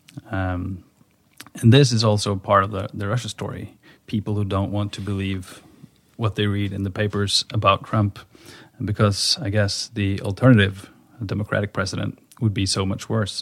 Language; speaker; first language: English; non-native, fluent; Norwegian